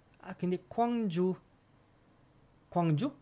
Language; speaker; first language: Korean; non-native, learner; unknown